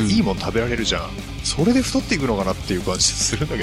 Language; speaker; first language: Japanese; native; Japanese